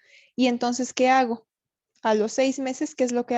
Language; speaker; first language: Spanish; native; Spanish